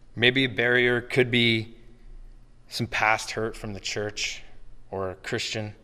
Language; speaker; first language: English; native; English